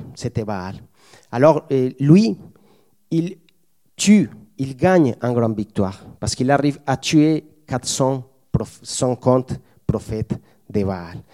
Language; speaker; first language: French; non-native, fluent; Spanish